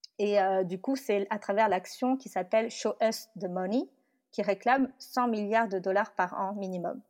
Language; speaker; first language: French; early bilingual, other home language; Tamil